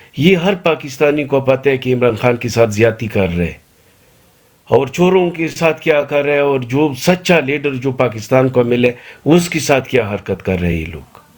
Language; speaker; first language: Urdu; non-native, local second language; Pashto